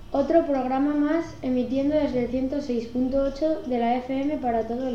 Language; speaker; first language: Spanish; native; Spanish